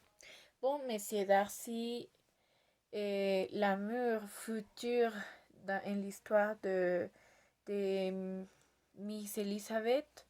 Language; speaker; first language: French; non-native, learner; Spanish